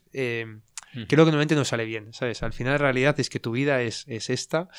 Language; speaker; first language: Spanish; native; Spanish